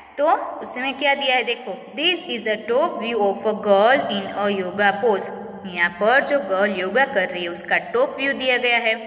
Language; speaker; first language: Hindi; non-native, local second language; Gujarati